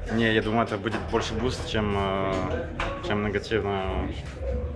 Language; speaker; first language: Russian; non-native, fluent; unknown